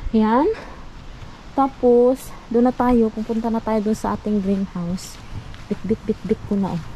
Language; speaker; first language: Filipino; non-native, local second language; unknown